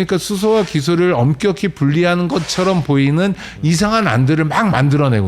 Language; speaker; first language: Korean; native; Korean